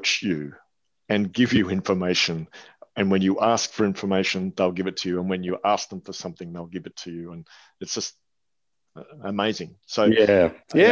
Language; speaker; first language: English; native; English